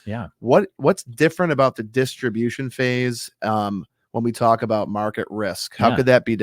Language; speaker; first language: English; native; English